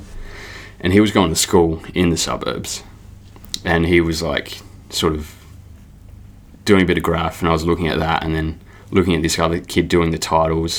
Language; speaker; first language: English; native; English